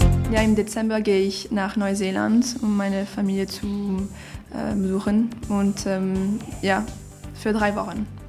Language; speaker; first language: German; non-native, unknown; English